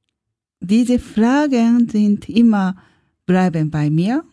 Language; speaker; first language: German; non-native, learner; Japanese